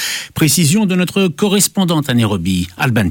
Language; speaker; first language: French; native; French